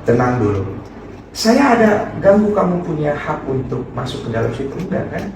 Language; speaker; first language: Indonesian; native; Indonesian